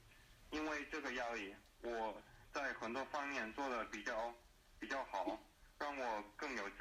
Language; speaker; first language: Chinese; early bilingual, heritage; Chinese